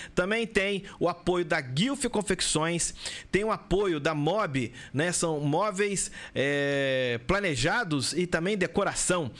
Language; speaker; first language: Portuguese; native; Portuguese